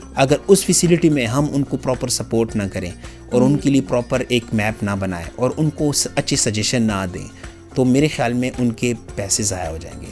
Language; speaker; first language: Urdu; non-native, local second language; Pashto